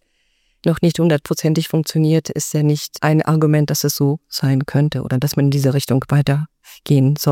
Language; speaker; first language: German; native; German